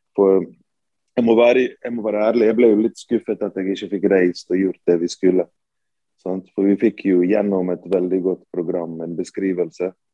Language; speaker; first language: Norwegian; early bilingual, other home language; Bosnian